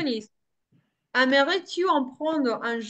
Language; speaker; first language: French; non-native, fluent; Spanish